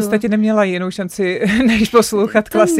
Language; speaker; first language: Czech; native; Czech